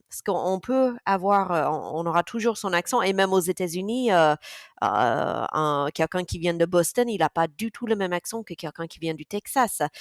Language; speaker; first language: French; non-native, fluent; English